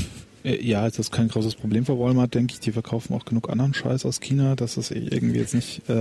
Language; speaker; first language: German; native; German